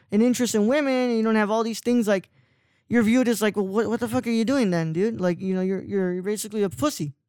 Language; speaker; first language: English; native; English